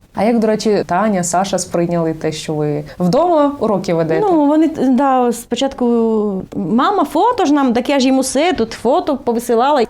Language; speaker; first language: Ukrainian; native; Ukrainian